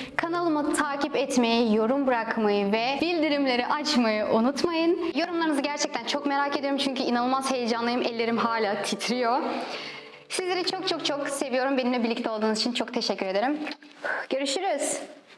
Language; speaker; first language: Turkish; non-native, fluent; Russian